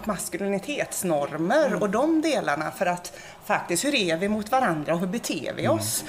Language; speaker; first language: Swedish; native; Swedish